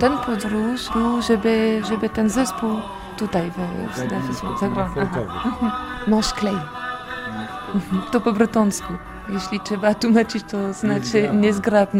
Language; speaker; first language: Polish; non-native, learner; French